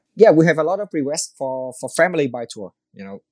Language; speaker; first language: English; non-native, learner; Vietnamese